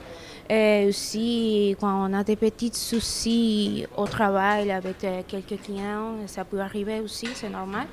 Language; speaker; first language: French; non-native, fluent; Spanish